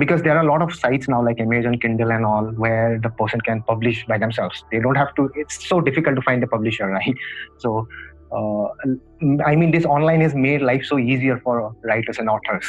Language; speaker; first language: English; non-native, local second language; Assamese